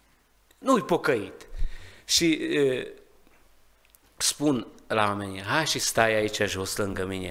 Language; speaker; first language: Romanian; non-native, learner; Hungarian